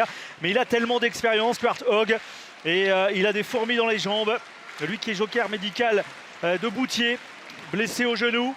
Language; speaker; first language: French; native; French